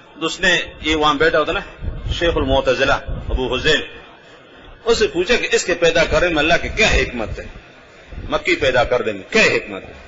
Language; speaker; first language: Urdu; non-native, local second language; Pashto